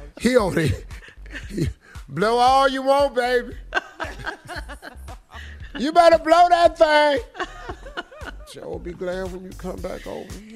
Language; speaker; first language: English; native; English